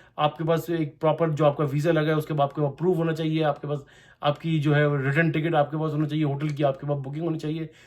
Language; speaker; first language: Urdu; non-native, local second language; Punjabi